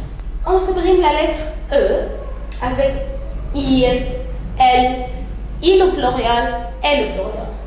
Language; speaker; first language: French; non-native, fluent; Arabic